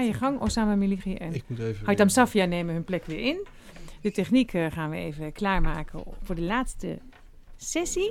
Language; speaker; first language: Dutch; native; Dutch